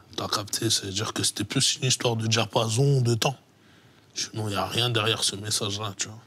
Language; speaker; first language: French; native; French